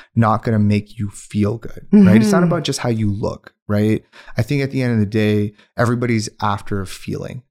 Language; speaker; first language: English; non-native, local second language; Urdu